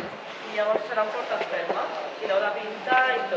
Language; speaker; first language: Catalan; native; Catalan